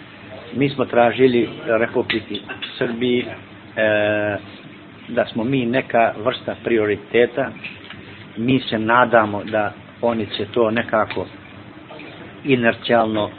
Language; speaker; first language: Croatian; early bilingual, heritage; Serbian